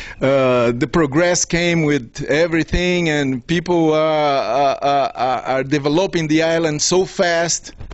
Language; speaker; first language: English; non-native, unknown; Portuguese